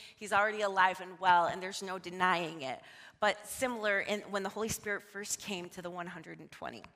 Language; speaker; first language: English; native; English